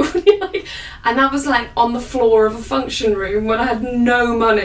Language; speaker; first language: English; native; English